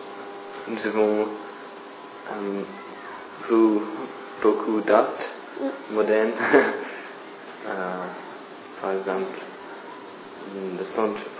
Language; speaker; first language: French; non-native, learner; English